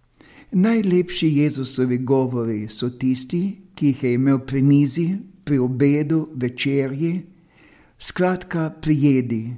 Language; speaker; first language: Slovenian; native; Slovenian